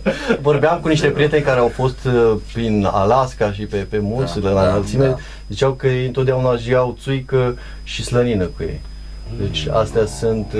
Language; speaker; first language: Romanian; native; Romanian